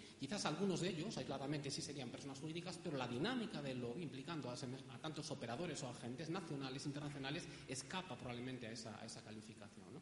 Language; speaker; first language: Spanish; native; Spanish